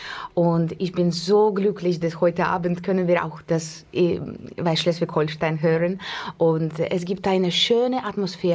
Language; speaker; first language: German; non-native, learner; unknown